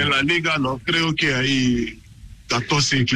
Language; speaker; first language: Spanish; non-native, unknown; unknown